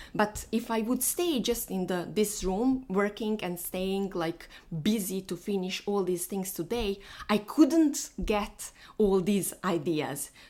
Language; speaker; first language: English; non-native, fluent; Bosnian